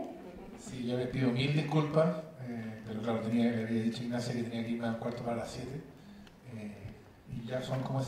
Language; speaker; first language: Spanish; native; Spanish